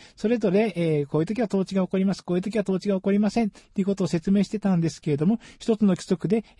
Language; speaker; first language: Japanese; native; Japanese